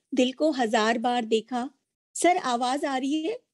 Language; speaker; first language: Hindi; native; Hindi